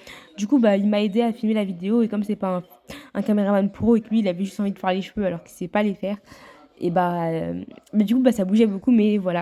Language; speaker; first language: French; native; French